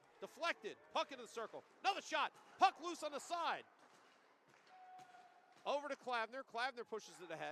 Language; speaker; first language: English; native; English